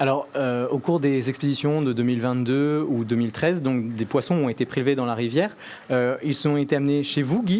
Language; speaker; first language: French; native; French